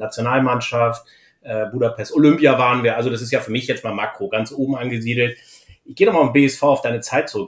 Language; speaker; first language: German; native; German